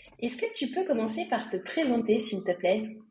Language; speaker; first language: French; native; French